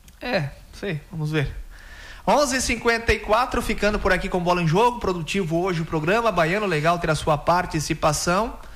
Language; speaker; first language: Portuguese; native; Portuguese